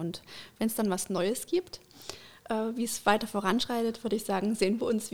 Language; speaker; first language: German; native; German